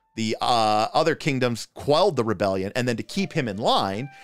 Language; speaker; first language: English; native; English